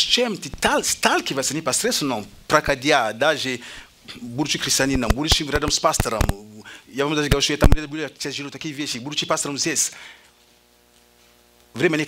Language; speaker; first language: Russian; native; Russian